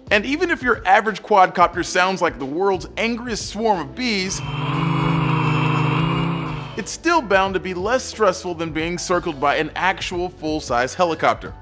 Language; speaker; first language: English; native; English